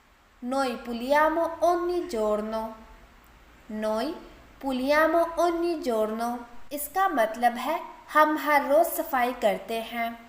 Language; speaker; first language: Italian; non-native, fluent; Urdu